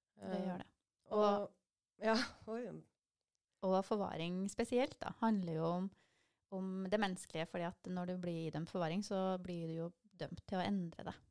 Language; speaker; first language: Norwegian; native; Norwegian